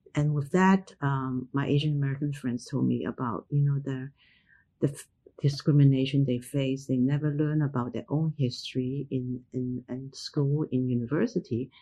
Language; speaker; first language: English; non-native, local second language; Cantonese